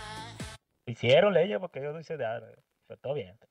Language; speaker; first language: Spanish; native; Spanish